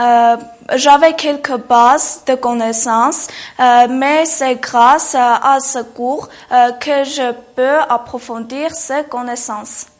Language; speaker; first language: French; non-native, learner; Armenian